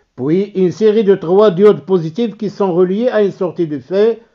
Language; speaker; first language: French; non-native, local second language; Arabic